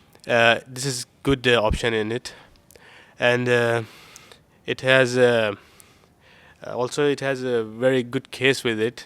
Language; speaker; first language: English; non-native, learner; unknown